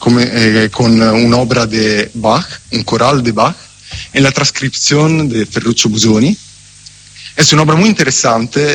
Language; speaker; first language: Spanish; non-native, fluent; Italian